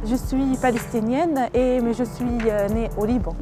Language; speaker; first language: French; non-native, local second language; Arabic